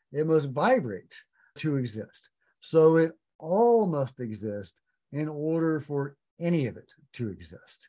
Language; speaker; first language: English; native; English